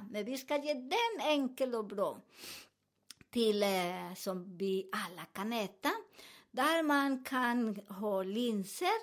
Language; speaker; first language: Swedish; non-native, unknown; Spanish